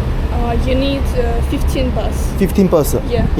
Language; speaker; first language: English; non-native, learner; Russian